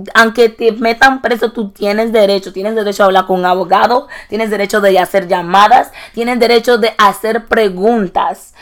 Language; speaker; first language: Spanish; native; Spanish